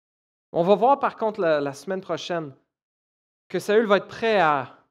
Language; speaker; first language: French; native; French